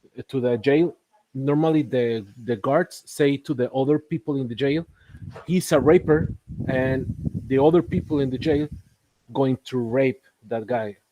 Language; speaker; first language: English; non-native, learner; Spanish